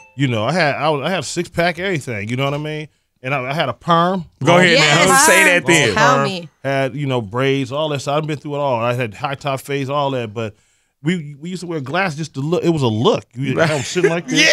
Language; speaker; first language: English; native; English